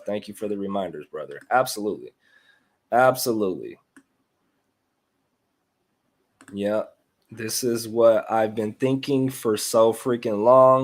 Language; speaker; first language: English; native; English